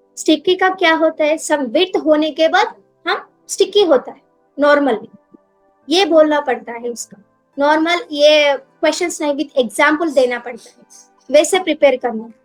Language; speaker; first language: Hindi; non-native, local second language; Telugu